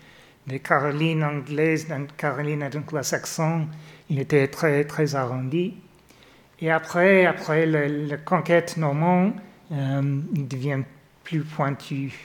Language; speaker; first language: French; non-native, fluent; English